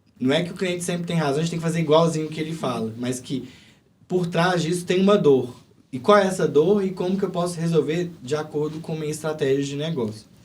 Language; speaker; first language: Portuguese; native; Portuguese